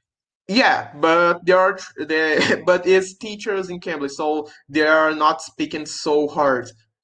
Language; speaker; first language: English; non-native, learner; Portuguese